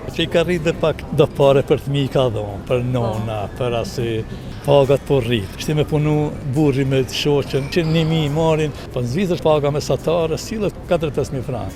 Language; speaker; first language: Albanian; native; Albanian